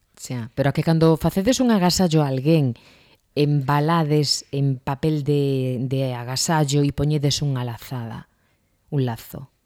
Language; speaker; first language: Galician; non-native, local second language; Spanish